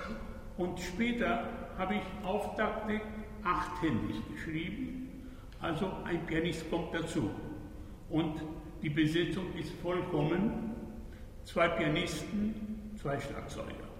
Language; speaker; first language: German; non-native, fluent; Italian